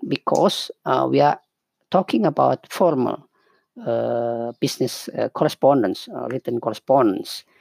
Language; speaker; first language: English; non-native, fluent; Indonesian